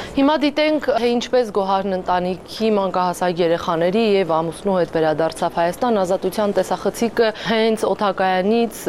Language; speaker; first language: Armenian; native; Armenian